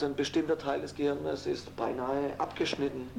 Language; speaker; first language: German; native; German